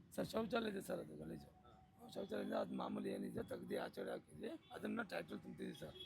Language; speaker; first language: Kannada; non-native, local second language; Lambadi